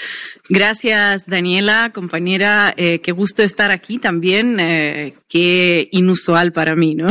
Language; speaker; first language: Spanish; non-native, fluent; Russian